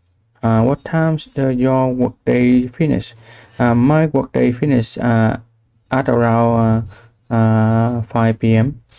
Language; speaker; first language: English; non-native, learner; Vietnamese